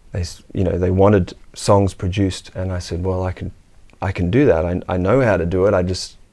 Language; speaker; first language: English; native; English